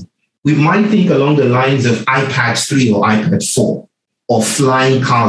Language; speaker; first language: English; non-native, local second language; Yoruba